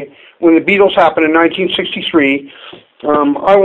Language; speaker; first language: English; native; English